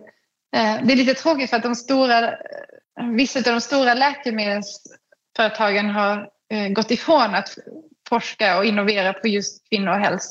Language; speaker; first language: Swedish; native; Swedish